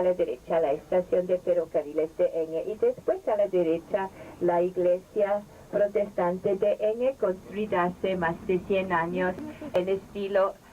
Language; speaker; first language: Spanish; non-native, fluent; German